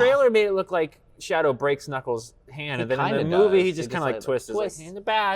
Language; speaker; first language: English; native; English